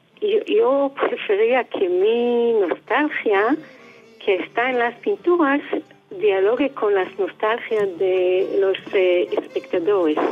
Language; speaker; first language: Spanish; non-native, learner; Hebrew